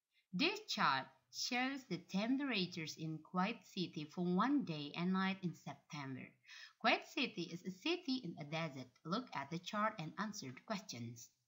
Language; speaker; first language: English; non-native, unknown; Indonesian